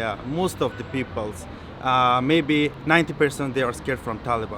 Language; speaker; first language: English; non-native, learner; Persian